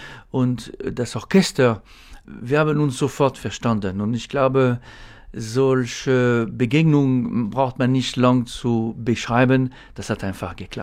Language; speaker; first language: German; non-native, fluent; French